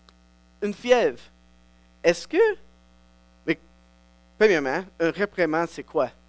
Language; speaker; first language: French; non-native, local second language; English